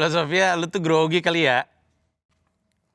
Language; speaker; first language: Indonesian; native; Indonesian